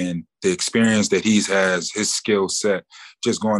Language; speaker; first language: English; native; English